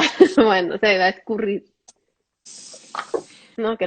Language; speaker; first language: Spanish; early bilingual, heritage; Spanish